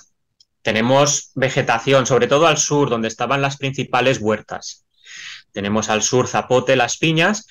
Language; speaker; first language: Spanish; native; Spanish